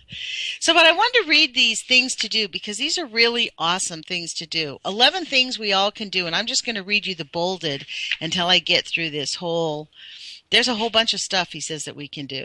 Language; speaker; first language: English; native; English